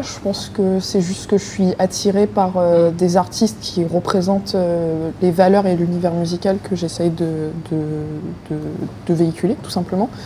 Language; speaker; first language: French; native; French